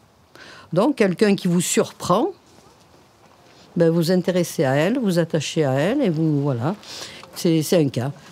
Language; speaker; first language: French; native; French